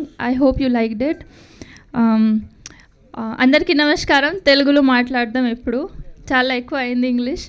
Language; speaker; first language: Telugu; non-native, learner; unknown